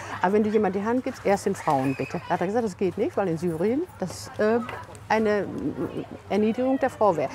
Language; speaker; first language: German; native; German